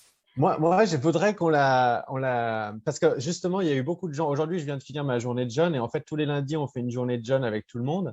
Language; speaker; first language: French; native; French